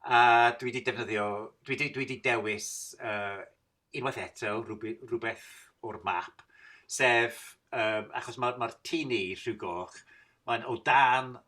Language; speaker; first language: Welsh; non-native, fluent; English